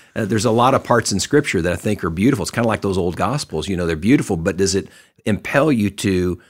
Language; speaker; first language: English; native; English